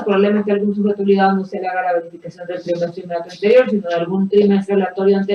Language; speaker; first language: Spanish; native; Spanish